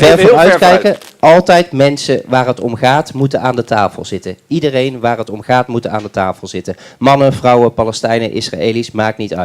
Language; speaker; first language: Dutch; native; Dutch